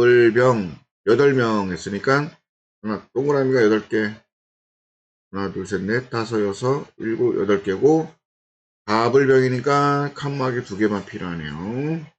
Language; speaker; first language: Korean; native; Korean